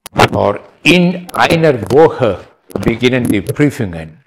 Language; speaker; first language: German; non-native, fluent; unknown